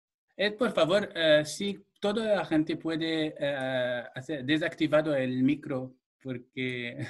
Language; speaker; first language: Spanish; non-native, fluent; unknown